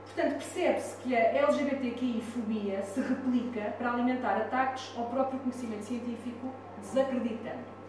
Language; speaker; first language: Portuguese; non-native, fluent; Italian